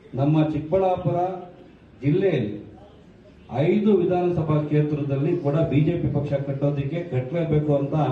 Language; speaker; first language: Kannada; native; Kannada